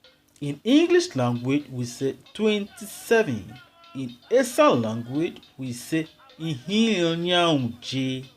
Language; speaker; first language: English; non-native, local second language; Esan